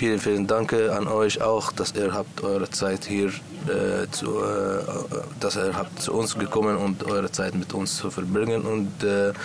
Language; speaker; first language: German; non-native, learner; Arabic